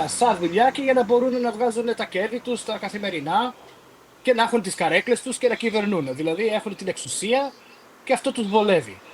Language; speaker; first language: Greek; early bilingual, heritage; Greek